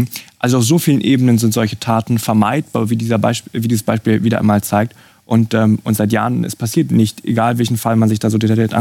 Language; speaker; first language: German; native; German